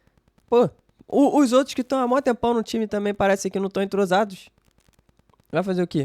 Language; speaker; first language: Portuguese; native; Portuguese